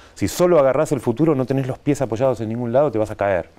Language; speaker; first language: Spanish; native; Spanish